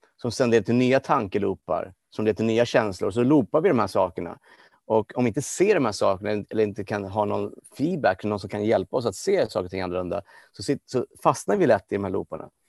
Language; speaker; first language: Swedish; non-native, fluent; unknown